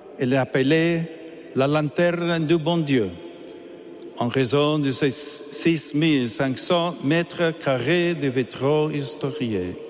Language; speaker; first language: French; non-native, fluent; English